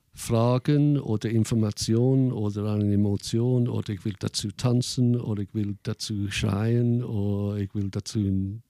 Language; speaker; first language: German; non-native, fluent; English